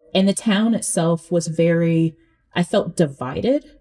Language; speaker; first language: English; early bilingual, other home language; Akan